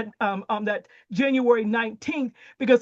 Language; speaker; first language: English; native; English